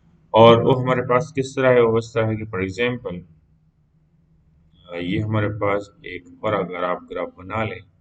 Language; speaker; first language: Hindi; non-native, local second language; Punjabi